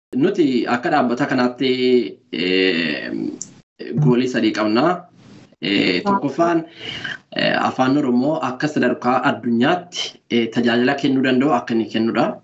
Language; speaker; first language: Oromo; early bilingual, other home language; Norwegian